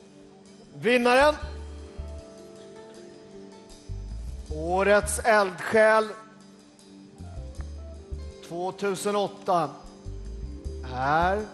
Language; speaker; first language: Swedish; native; Swedish